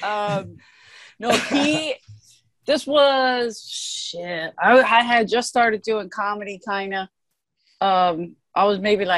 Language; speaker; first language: English; native; English